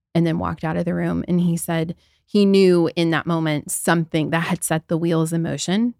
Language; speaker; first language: English; native; English